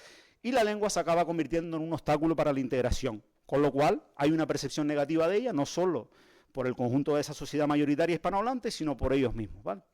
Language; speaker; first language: Spanish; native; Spanish